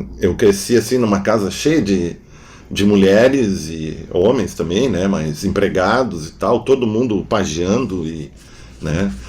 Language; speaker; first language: Portuguese; non-native, local second language; German